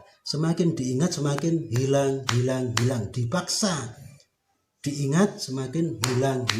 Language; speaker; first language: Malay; non-native, local second language; Javanese